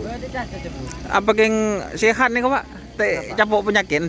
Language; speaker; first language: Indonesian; non-native, local second language; Madurese